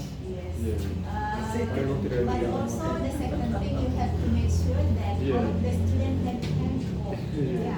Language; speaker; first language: English; non-native, fluent; Indonesian